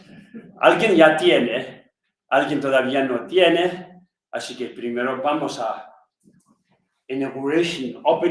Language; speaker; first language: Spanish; non-native, learner; Tibetan